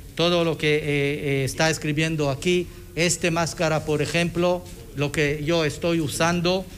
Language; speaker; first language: Spanish; non-native, fluent; Hebrew